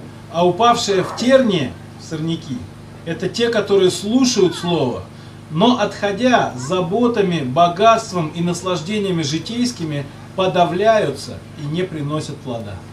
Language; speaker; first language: Russian; native; Russian